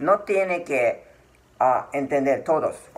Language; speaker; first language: Spanish; non-native, learner; Japanese